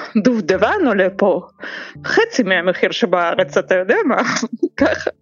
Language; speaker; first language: Hebrew; non-native, fluent; Russian